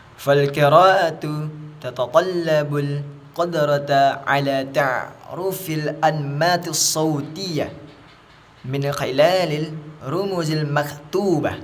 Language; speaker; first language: Arabic; non-native, learner; Indonesian